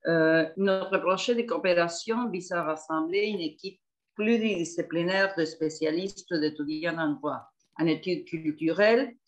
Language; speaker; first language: French; non-native, fluent; Spanish